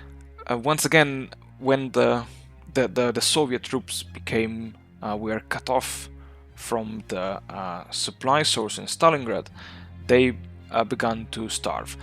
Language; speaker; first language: English; non-native, fluent; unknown